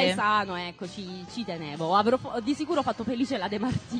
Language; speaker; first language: Italian; native; Italian